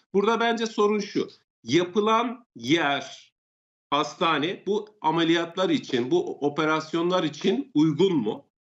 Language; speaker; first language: Turkish; native; Turkish